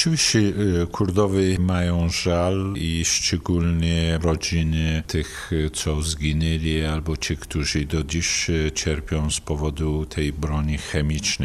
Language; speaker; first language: Polish; non-native, fluent; Kurdish